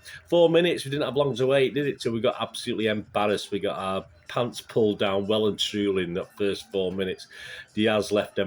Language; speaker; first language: English; native; English